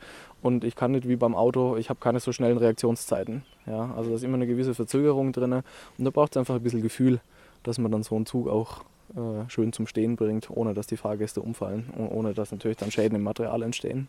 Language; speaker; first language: German; native; German